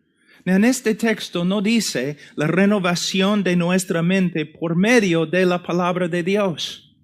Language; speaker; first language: Spanish; non-native, fluent; English